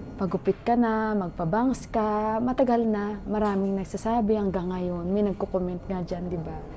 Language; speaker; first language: Filipino; native; Filipino